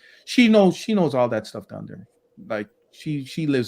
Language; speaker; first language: English; native; English